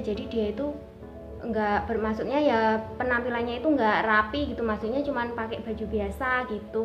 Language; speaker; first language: Indonesian; native; Indonesian